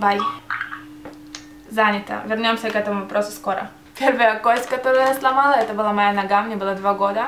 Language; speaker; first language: Russian; early bilingual, heritage; Russian